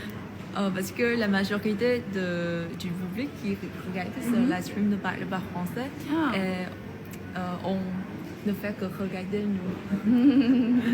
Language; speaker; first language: French; non-native, fluent; Vietnamese